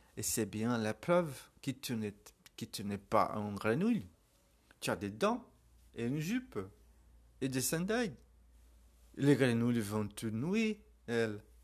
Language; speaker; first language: French; non-native, learner; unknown